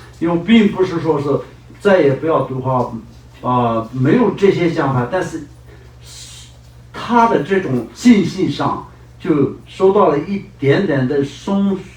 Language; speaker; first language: Chinese; non-native, local second language; Tibetan